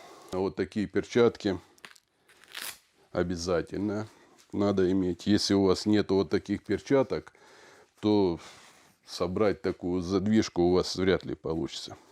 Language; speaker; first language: Russian; native; Russian